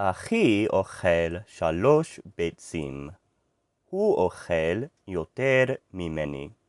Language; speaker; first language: Hebrew; non-native, learner; English